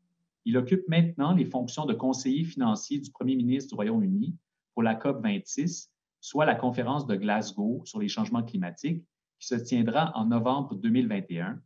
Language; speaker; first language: French; native; French